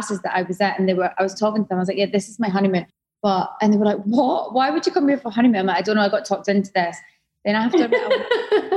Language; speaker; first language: English; native; English